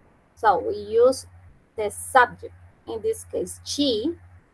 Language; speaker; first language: English; non-native, fluent; Spanish